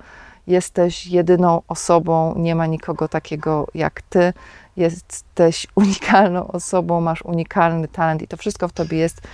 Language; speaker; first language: Polish; native; Polish